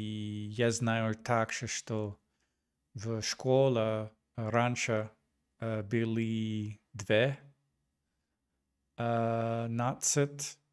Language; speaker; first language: Russian; non-native, learner; English